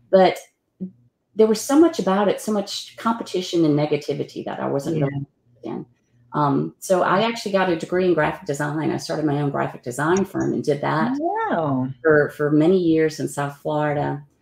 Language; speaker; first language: English; native; English